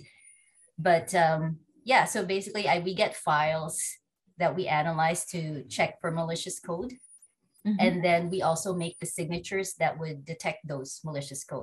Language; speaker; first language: English; non-native, local second language; Filipino